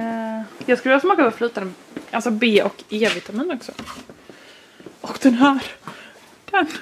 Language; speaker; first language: Swedish; native; Swedish